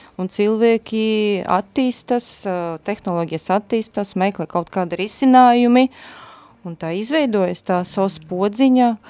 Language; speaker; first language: Latvian; non-native, local second language; Russian